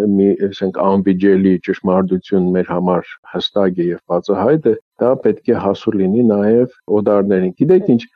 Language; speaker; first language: Armenian; early bilingual, heritage; Armenian